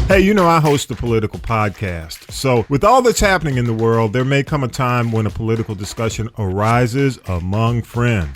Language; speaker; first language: English; native; English